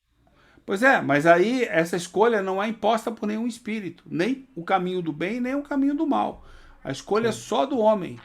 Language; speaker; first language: Portuguese; native; Portuguese